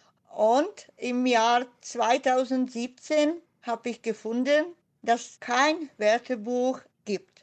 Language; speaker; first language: German; non-native, fluent; Czech